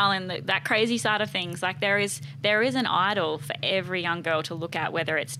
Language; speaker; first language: English; native; English